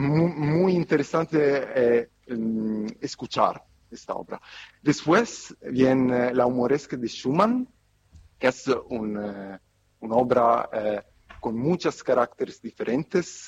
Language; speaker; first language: Spanish; non-native, fluent; Italian